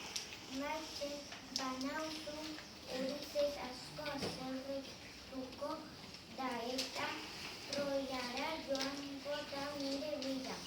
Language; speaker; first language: Basque; non-native, local second language; Spanish